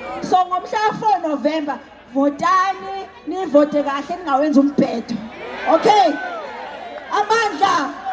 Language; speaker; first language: Zulu; native; Zulu